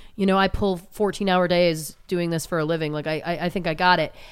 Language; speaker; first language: English; native; English